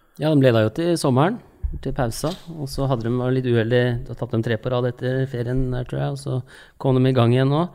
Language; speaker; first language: Norwegian; native; Norwegian